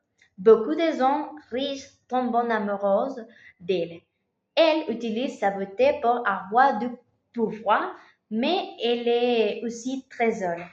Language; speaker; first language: French; non-native, learner; Spanish